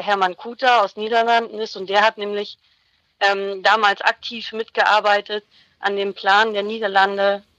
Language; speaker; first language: German; native; German